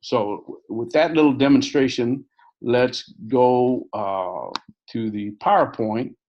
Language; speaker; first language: English; native; English